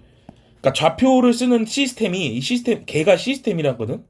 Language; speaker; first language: Korean; native; Korean